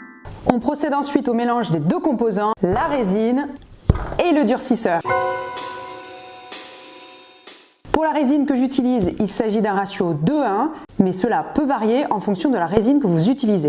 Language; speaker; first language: French; native; French